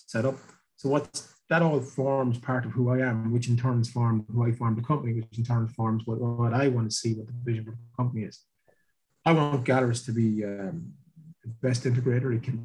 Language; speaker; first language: English; native; English